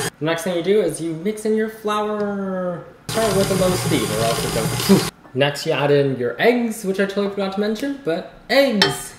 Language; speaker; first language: English; native; English